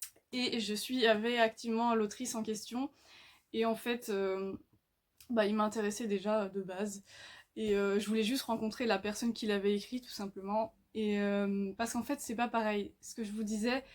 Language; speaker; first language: French; native; French